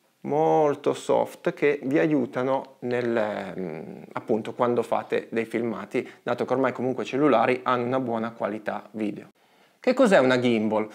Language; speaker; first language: Italian; native; Italian